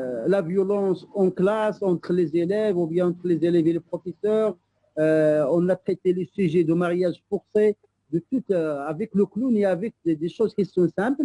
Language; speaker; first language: French; non-native, local second language; Arabic